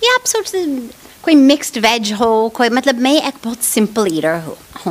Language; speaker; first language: Hindi; non-native, fluent; English